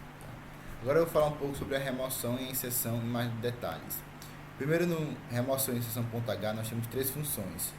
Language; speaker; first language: Portuguese; native; Portuguese